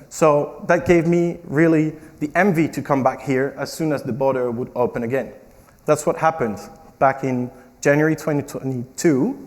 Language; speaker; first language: English; non-native, fluent; French